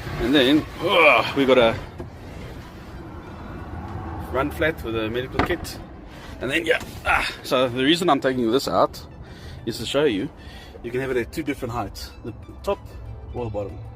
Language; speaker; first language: English; native; English